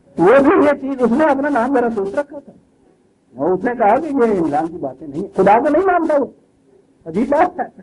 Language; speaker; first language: Urdu; non-native, local second language; Punjabi